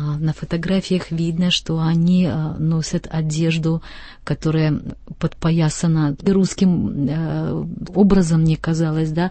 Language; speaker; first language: Russian; native; Russian